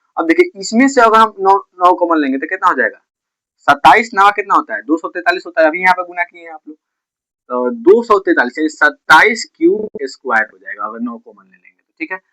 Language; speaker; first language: Hindi; native; Hindi